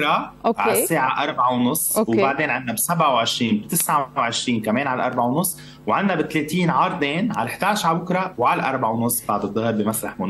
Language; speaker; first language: Arabic; native; Arabic